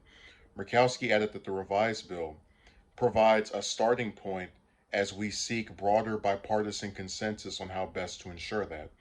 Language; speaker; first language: English; native; English